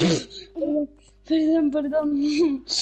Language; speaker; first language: Spanish; non-native, learner; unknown